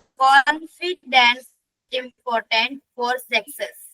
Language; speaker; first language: English; non-native, learner; Hindi